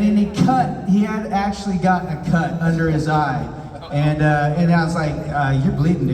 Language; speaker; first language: English; native; English